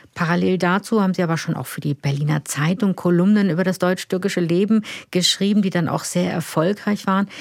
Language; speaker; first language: German; native; German